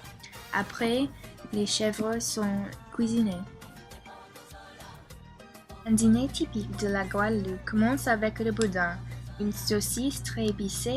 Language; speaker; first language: French; non-native, learner; English